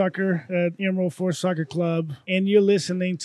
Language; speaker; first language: English; non-native, fluent; Portuguese